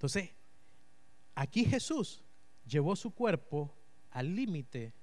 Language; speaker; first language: Spanish; native; Spanish